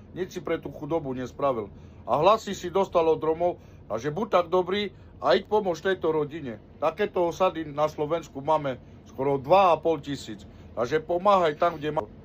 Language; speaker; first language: Slovak; non-native, local second language; Romany